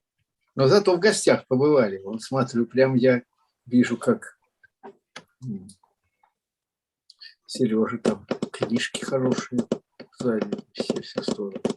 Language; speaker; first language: Russian; native; Russian